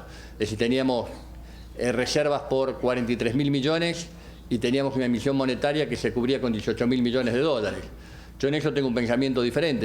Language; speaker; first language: Spanish; native; Spanish